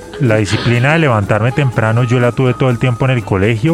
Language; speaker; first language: Spanish; native; Spanish